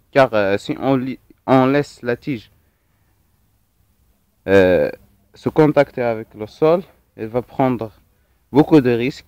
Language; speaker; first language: French; non-native, local second language; Arabic